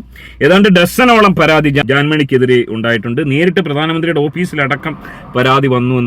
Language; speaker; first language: Malayalam; native; Malayalam